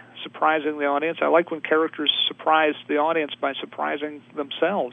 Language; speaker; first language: English; native; English